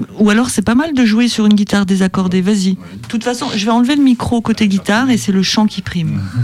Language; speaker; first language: French; native; French